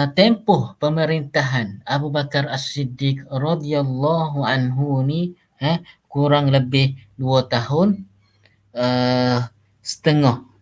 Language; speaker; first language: Malay; native; Malay